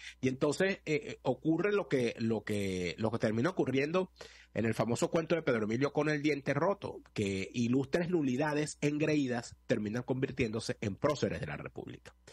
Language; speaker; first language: Spanish; native; Spanish